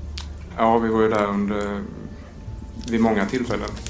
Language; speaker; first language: Swedish; native; Swedish